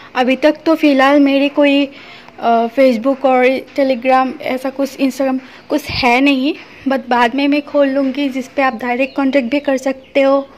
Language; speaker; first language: Hindi; non-native, local second language; Assamese